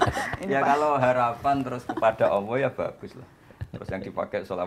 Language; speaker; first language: Indonesian; native; Indonesian